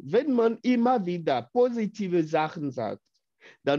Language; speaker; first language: German; non-native, fluent; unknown